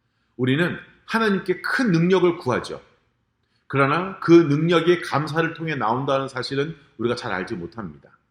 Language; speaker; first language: Korean; native; Korean